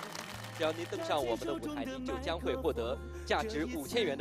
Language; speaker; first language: Chinese; native; Chinese